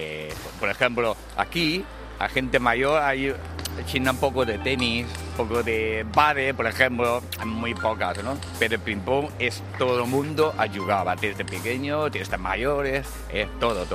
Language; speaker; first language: Spanish; non-native, learner; Chinese